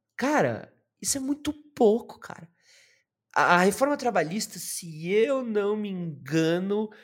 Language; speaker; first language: Portuguese; native; Portuguese